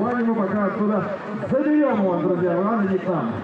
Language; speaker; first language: Russian; native; Russian